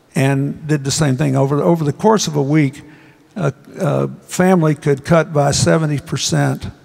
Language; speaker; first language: English; native; English